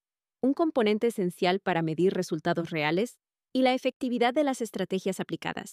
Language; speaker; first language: Spanish; native; Spanish